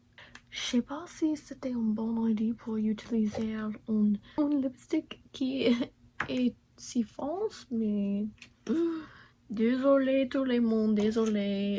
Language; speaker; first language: French; non-native, learner; English